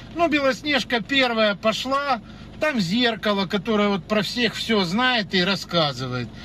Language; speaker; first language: Russian; non-native, local second language; Ukrainian